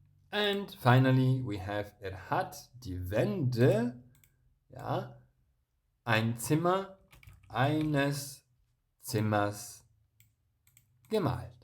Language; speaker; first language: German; non-native, fluent; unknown